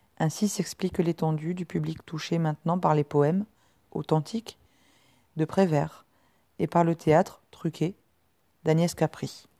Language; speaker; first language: French; native; French